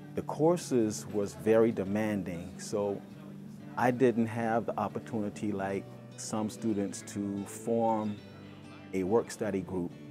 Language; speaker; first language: English; native; English